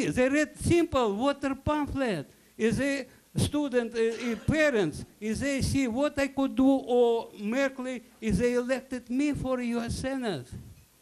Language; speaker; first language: English; non-native, learner; Russian